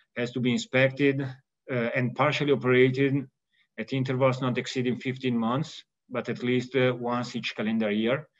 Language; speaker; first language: English; non-native, fluent; Italian